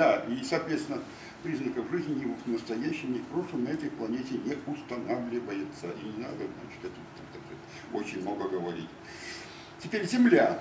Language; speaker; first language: Russian; native; Russian